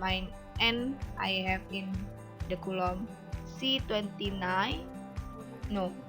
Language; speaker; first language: English; non-native, learner; Indonesian